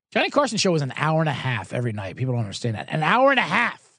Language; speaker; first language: English; native; English